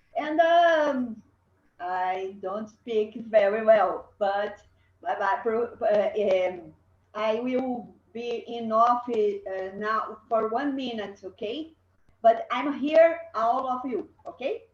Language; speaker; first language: English; non-native, learner; Portuguese